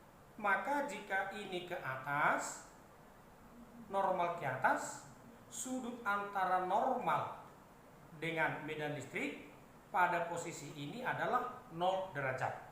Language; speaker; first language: Indonesian; native; Indonesian